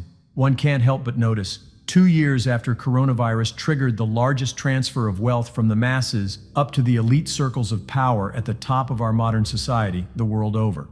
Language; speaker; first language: English; native; English